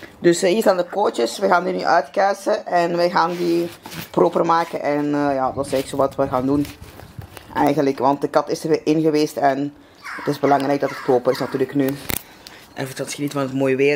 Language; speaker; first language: Dutch; native; Dutch